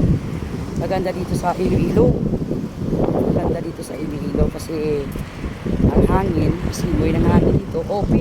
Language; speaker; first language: Filipino; non-native, local second language; Hiligaynon